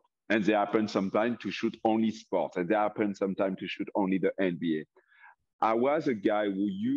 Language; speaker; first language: English; non-native, fluent; French